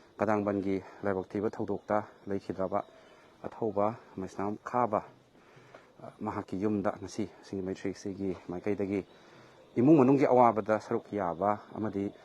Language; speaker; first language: Manipuri; native; Manipuri